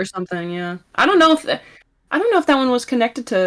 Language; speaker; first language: English; native; English